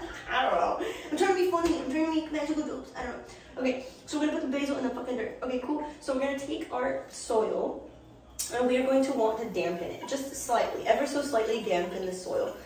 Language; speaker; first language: English; native; English